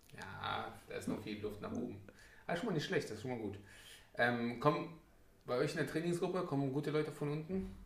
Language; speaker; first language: German; early bilingual, other home language; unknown